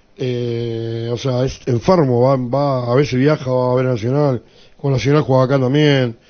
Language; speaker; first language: Spanish; native; Spanish